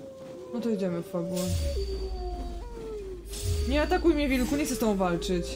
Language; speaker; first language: Polish; native; Polish